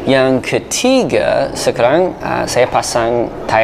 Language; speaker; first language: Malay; non-native, fluent; English